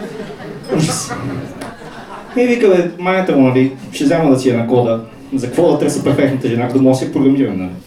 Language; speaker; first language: Bulgarian; native; Bulgarian